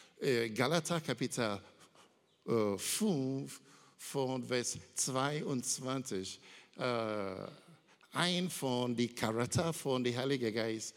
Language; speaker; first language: German; non-native, learner; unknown